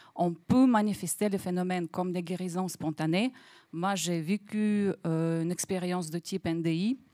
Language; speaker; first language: French; non-native, fluent; Russian